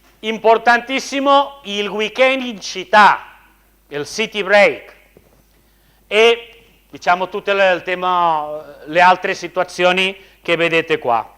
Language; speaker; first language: Italian; non-native, fluent; Spanish